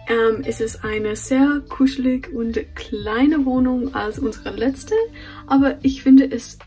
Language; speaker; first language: German; non-native, fluent; English